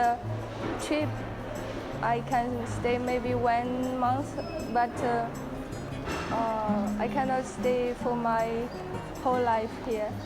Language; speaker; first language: English; non-native, fluent; Chinese